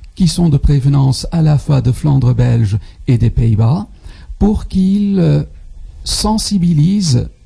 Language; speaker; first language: French; non-native, fluent; Dutch